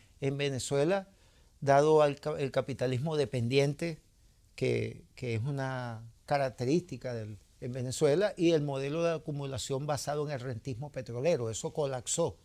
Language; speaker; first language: Spanish; native; Spanish